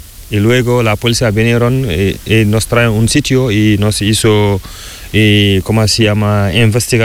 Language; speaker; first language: Spanish; non-native, learner; Fula